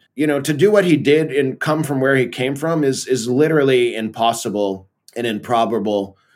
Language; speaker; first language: English; early bilingual, other home language; Portuguese